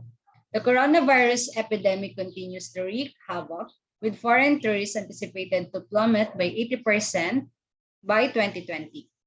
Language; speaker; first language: English; non-native, local second language; Filipino